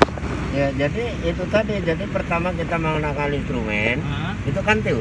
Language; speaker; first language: Indonesian; native; Indonesian